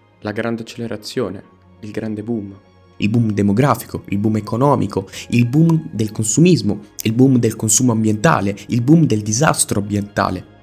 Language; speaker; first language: Italian; native; Italian